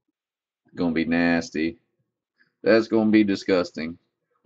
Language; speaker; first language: English; native; English